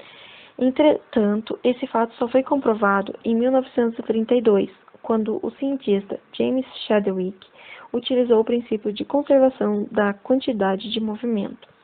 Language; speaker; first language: Portuguese; native; Portuguese